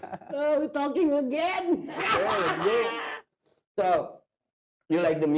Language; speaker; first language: English; non-native, learner; Indonesian